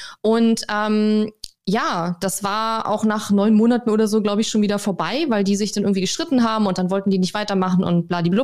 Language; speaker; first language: German; native; German